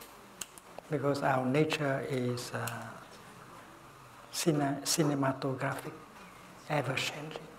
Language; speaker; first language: English; non-native, fluent; Vietnamese